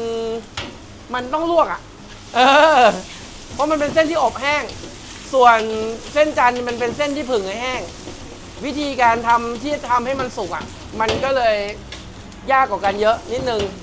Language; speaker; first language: Thai; native; Thai